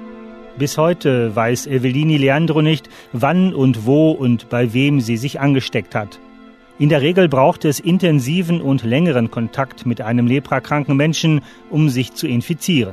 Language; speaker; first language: German; native; German